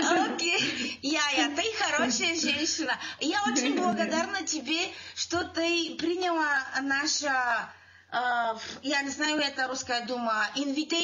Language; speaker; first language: Russian; non-native, learner; Bulgarian